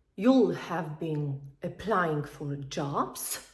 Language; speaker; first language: English; non-native, fluent; Polish